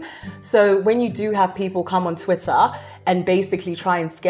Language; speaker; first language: English; native; English